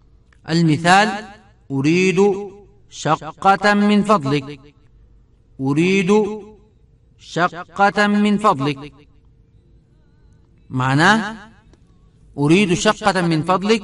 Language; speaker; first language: Arabic; non-native, fluent; Pashto